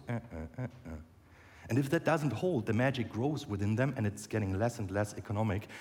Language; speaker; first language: English; non-native, fluent; German